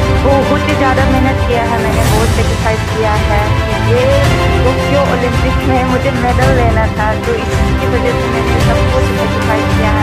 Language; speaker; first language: Hindi; non-native, local second language; Manipuri